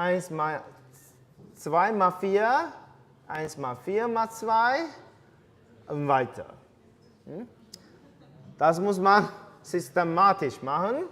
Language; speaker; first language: German; non-native, learner; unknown